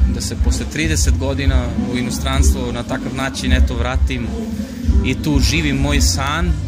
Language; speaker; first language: Croatian; non-native, fluent; Macedonian